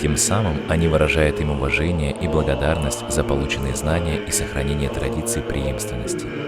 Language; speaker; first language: Russian; native; Russian